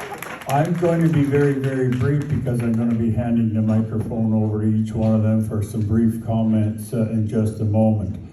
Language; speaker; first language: English; native; English